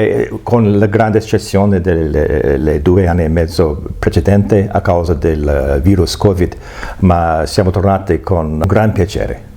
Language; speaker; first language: Italian; non-native, fluent; English